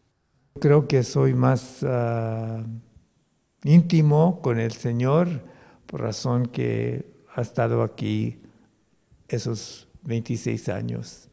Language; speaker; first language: Spanish; non-native, fluent; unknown